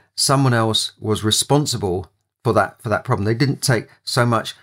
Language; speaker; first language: English; native; English